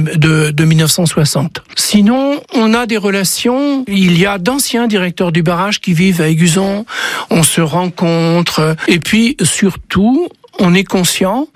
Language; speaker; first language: French; native; French